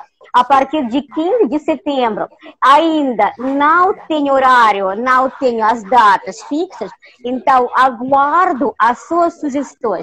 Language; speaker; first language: Portuguese; non-native, fluent; Russian